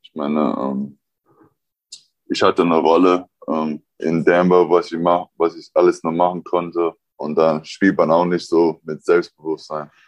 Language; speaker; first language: German; early bilingual, other home language; English